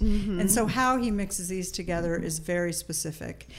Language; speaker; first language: English; native; English